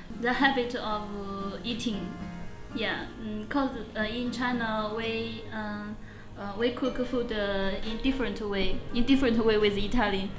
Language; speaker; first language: English; non-native, learner; Chinese